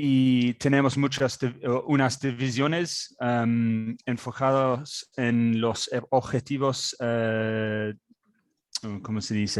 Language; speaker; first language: Spanish; non-native, learner; English